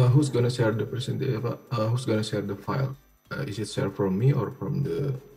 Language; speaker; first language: English; non-native, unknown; Indonesian